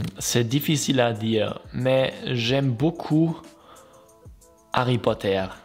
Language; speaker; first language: French; non-native, learner; German